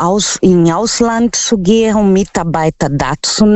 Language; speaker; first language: German; non-native, fluent; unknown